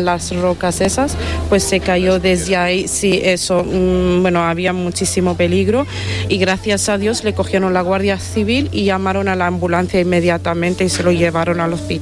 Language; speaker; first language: Spanish; non-native, fluent; Italian